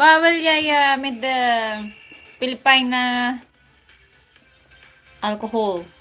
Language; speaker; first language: Dutch; non-native, learner; Filipino